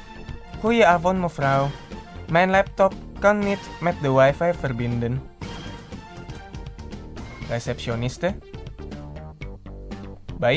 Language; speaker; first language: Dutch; non-native, learner; Indonesian